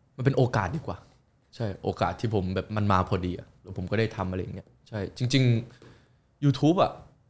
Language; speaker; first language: Thai; early bilingual, other home language; Korean